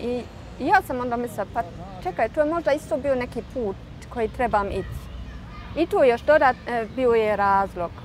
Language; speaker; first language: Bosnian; early bilingual, heritage; Bosnian